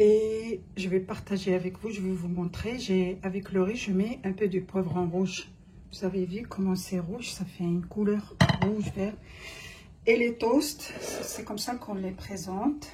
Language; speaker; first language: French; non-native, fluent; Arabic